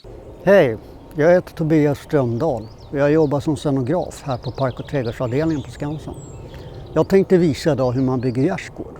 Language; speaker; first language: Swedish; native; Swedish